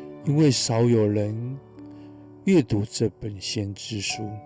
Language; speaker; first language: Chinese; native; Chinese